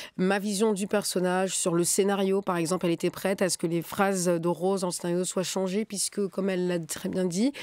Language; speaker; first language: French; native; French